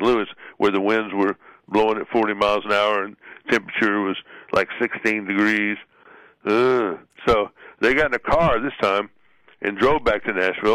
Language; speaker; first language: English; native; English